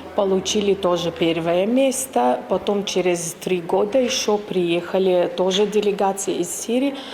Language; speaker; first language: Russian; non-native, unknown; Adyghe